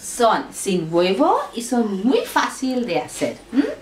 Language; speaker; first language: Spanish; non-native, fluent; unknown